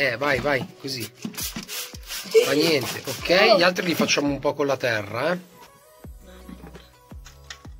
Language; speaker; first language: Italian; native; Italian